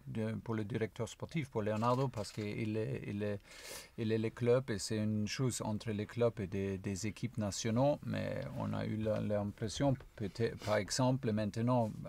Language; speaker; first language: French; non-native, fluent; German